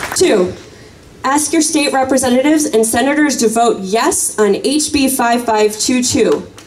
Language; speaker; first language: English; native; English